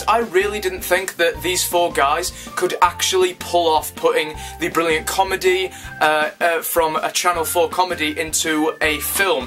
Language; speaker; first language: English; native; English